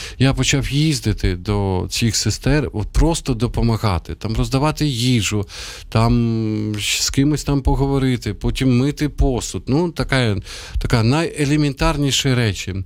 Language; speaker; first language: Ukrainian; native; Ukrainian